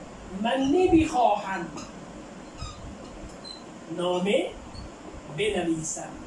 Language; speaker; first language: Persian; non-native, fluent; Urdu